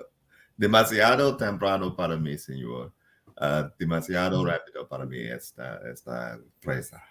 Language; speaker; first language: Spanish; non-native, learner; English